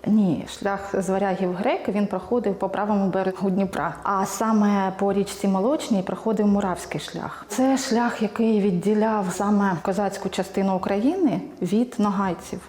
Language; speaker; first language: Ukrainian; native; Ukrainian